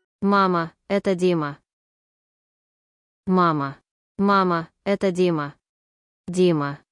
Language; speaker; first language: Russian; non-native, learner; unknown